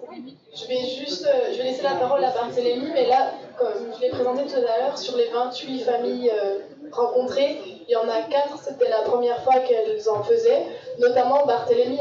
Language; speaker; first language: French; native; French